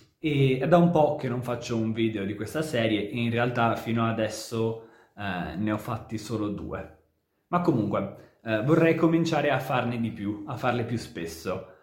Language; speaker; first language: Italian; native; Italian